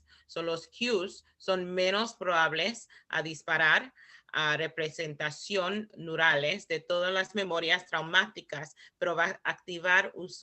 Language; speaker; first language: Spanish; early bilingual, heritage; Spanish